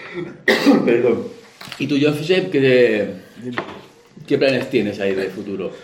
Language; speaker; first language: Spanish; native; Spanish